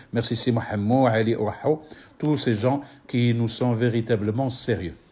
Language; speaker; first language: French; non-native, local second language; Arabic